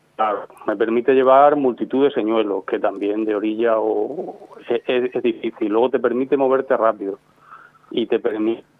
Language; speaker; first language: Spanish; native; Spanish